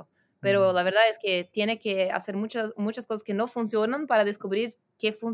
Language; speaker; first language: Spanish; non-native, fluent; Portuguese